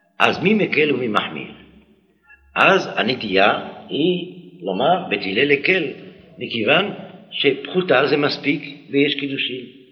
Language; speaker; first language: Hebrew; non-native, fluent; French